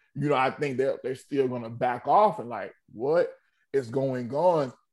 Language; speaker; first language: English; native; English